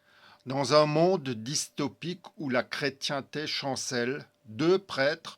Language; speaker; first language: French; native; French